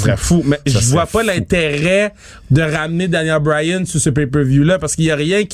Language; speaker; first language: French; native; French